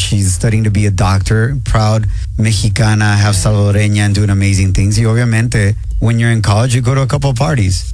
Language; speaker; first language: English; early bilingual, other home language; Spanish